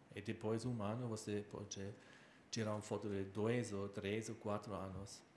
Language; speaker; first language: Portuguese; non-native, learner; German